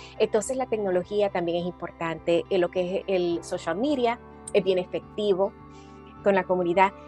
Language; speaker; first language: Spanish; native; Spanish